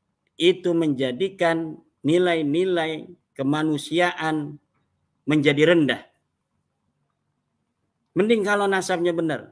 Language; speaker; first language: Indonesian; native; Indonesian